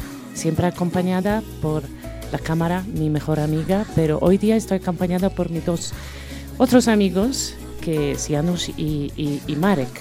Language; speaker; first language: Spanish; non-native, fluent; Polish